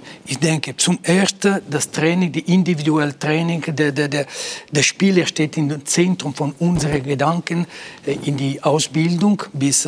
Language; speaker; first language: German; non-native, local second language; Italian